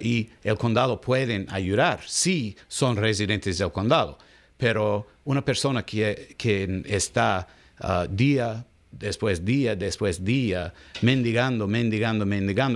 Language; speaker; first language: Spanish; non-native, learner; English